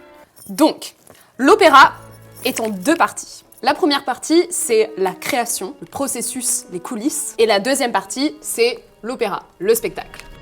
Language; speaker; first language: French; native; French